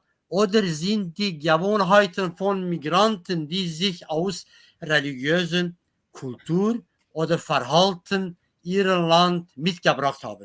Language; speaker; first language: German; non-native, learner; Kurdish